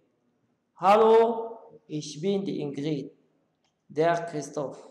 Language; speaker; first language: German; non-native, learner; Arabic